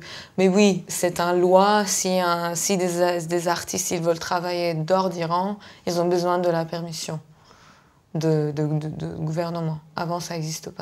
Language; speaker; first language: French; non-native, fluent; Persian